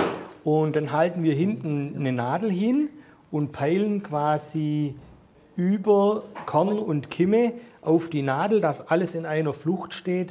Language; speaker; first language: German; native; German